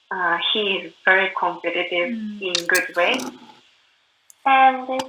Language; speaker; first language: English; non-native, learner; Japanese